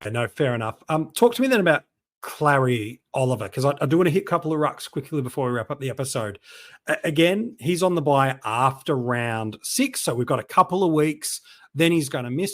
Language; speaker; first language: English; native; English